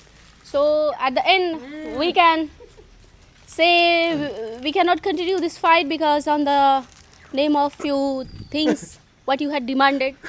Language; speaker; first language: English; non-native, learner; Hindi